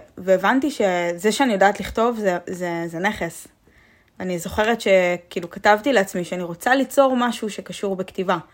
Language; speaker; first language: Hebrew; native; Hebrew